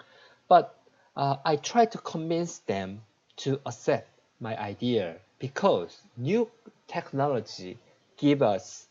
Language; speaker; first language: English; non-native, learner; Korean